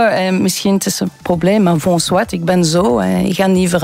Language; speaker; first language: Dutch; non-native, local second language; French